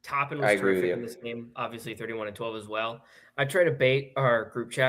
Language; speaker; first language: English; native; English